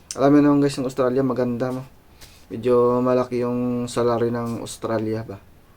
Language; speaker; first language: Filipino; non-native, local second language; Cebuano